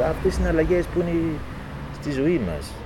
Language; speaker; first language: Greek; non-native, fluent; English